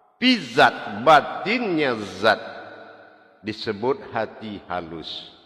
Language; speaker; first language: Malay; non-native, local second language; Javanese